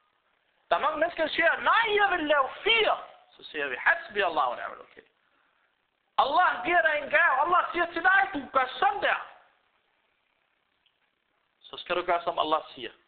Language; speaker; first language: Danish; early bilingual, other home language; Arabic